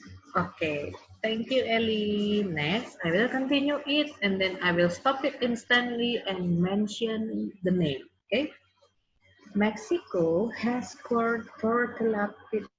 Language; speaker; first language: English; non-native, fluent; Indonesian